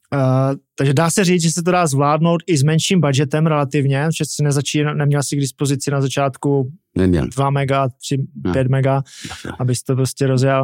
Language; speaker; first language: Czech; native; Czech